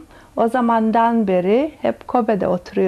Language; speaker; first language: Turkish; early bilingual, heritage; Tatar